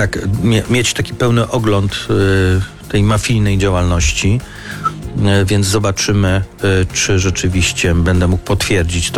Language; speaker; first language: Polish; native; Polish